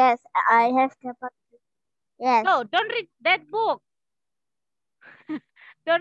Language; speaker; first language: English; non-native, learner; Indonesian